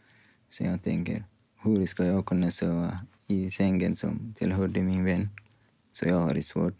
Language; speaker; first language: Swedish; non-native, fluent; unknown